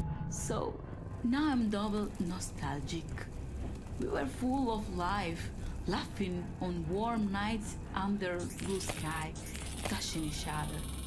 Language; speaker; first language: English; non-native, fluent; Spanish